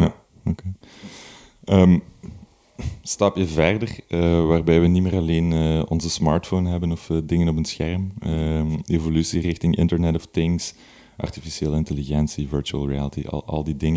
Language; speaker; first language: Dutch; native; Dutch